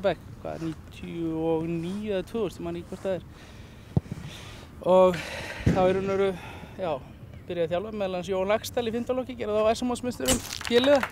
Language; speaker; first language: Icelandic; native; Icelandic